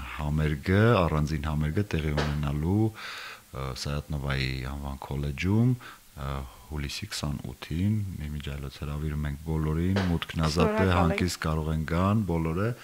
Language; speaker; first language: Armenian; native; Armenian